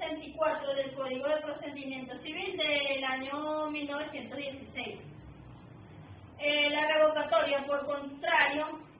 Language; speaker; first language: Spanish; native; Spanish